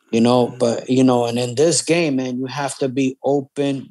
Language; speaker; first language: English; native; English